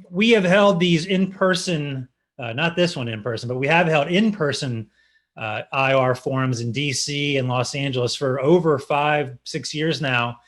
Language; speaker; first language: English; native; English